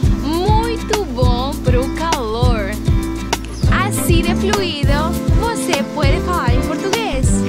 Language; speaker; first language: Portuguese; non-native, learner; Spanish